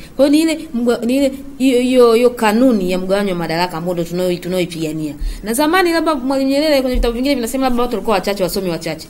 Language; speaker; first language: Swahili; native; Swahili